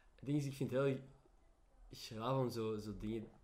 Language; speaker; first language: Dutch; native; Dutch